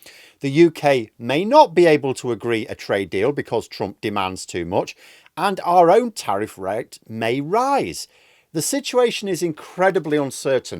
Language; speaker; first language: English; native; English